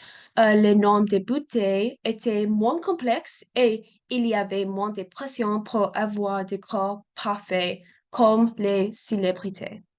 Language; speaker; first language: French; non-native, learner; English